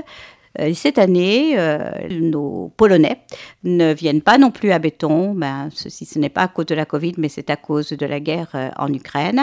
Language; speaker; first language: French; native; French